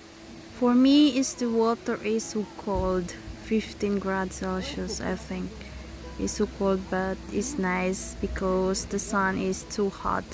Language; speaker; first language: English; non-native, local second language; Filipino